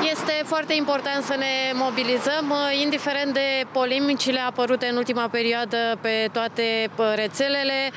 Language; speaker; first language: Romanian; native; Romanian